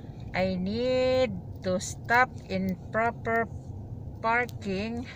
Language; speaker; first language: English; non-native, local second language; Filipino